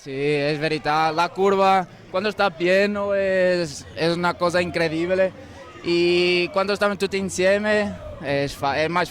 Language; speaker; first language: Italian; non-native, fluent; Portuguese